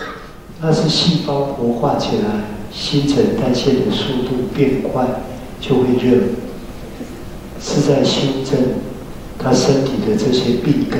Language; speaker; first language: Chinese; native; Chinese